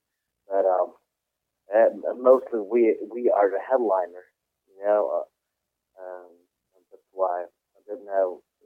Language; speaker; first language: English; non-native, fluent; Swiss German